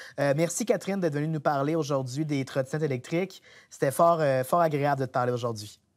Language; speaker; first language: French; native; French